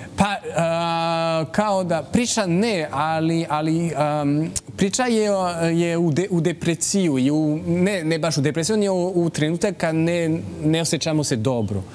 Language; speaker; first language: Serbian; non-native, learner; French